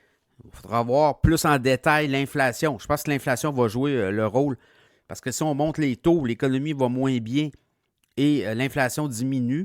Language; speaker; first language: French; native; French